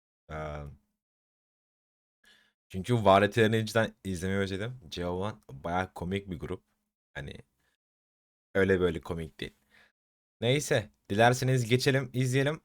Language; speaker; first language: Turkish; native; Turkish